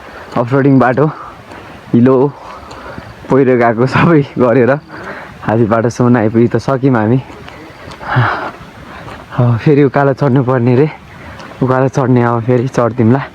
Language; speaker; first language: Nepali; native; Nepali